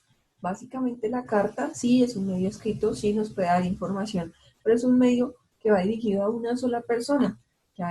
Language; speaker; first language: Spanish; native; Spanish